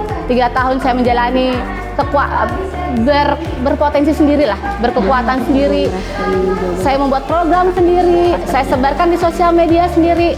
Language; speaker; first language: Indonesian; native; Indonesian